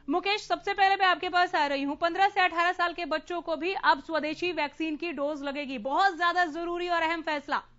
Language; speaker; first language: Hindi; native; Hindi